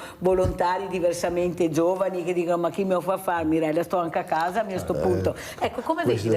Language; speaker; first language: Italian; native; Italian